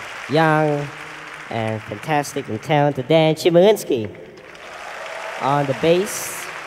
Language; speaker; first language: English; early bilingual, other home language; Indonesian